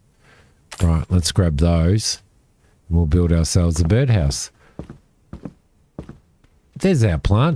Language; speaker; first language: English; native; English